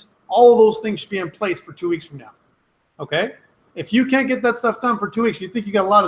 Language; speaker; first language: English; native; English